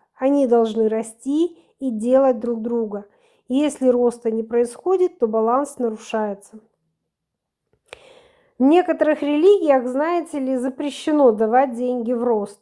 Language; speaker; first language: Russian; native; Russian